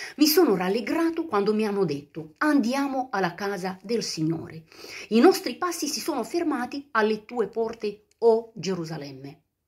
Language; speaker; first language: Italian; non-native, fluent; Romanian